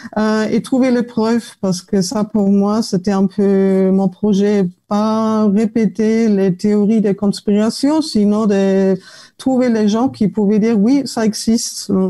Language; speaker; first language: French; non-native, fluent; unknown